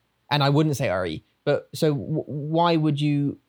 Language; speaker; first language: English; native; English